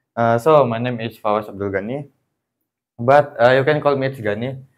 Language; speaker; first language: English; non-native, learner; Indonesian